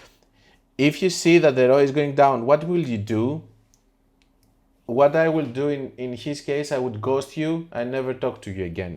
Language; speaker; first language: English; non-native, fluent; Greek